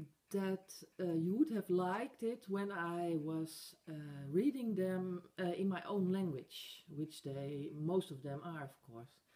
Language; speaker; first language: English; non-native, fluent; Dutch